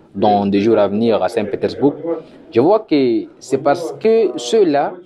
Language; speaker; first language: French; non-native, local second language; Sango